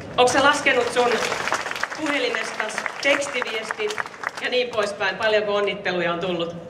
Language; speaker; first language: Finnish; native; Finnish